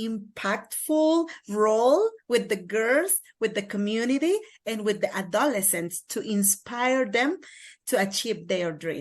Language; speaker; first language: English; non-native, learner; Kaqchikel